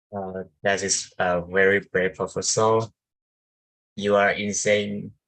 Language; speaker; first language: English; non-native, learner; Thai